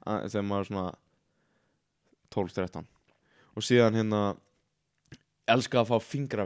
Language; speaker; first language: Icelandic; native; Icelandic